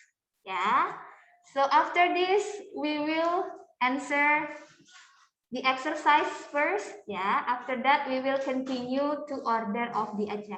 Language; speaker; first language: English; non-native, fluent; Indonesian